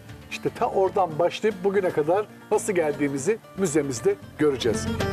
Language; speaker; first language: Turkish; native; Turkish